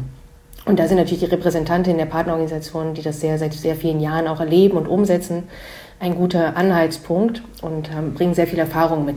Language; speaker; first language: German; native; German